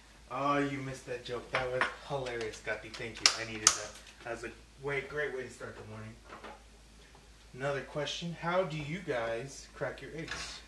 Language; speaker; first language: English; early bilingual, other home language; Spanish